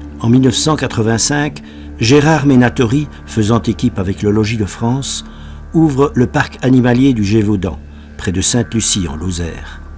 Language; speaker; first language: French; native; French